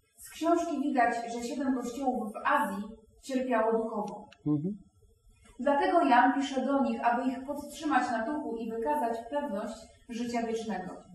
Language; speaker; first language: Polish; native; Polish